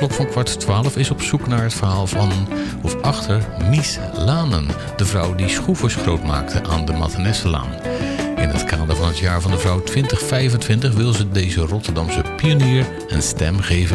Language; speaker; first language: Dutch; native; Dutch